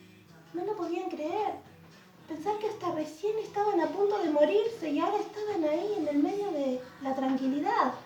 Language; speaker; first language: Spanish; native; Spanish